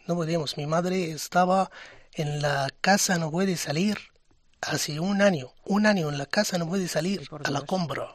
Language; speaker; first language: Spanish; non-native, fluent; Arabic